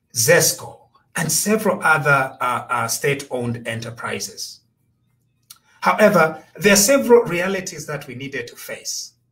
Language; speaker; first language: English; non-native, local second language; Bemba